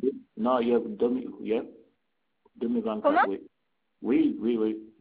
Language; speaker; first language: French; non-native, learner; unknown